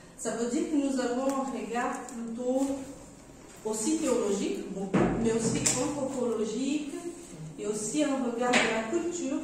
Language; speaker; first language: French; non-native, fluent; Portuguese